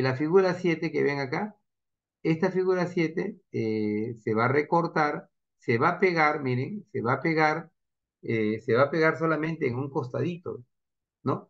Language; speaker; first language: Spanish; native; Spanish